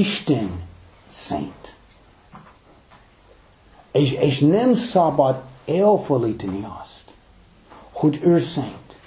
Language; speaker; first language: Hungarian; early bilingual, heritage; English